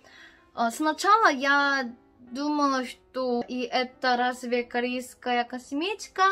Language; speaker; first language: Russian; non-native, learner; Korean